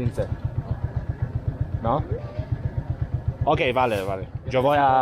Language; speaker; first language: Spanish; non-native, learner; Hebrew